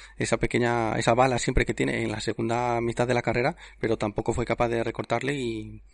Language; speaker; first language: Spanish; native; Spanish